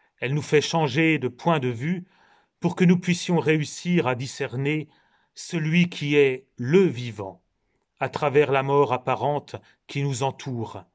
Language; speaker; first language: French; native; French